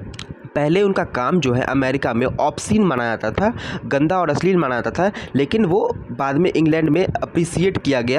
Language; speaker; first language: Hindi; native; Hindi